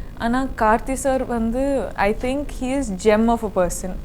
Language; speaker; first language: Tamil; non-native, learner; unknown